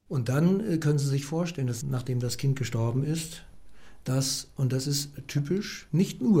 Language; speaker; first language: German; native; German